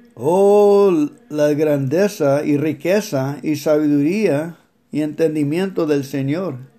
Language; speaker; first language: Spanish; early bilingual, heritage; Spanish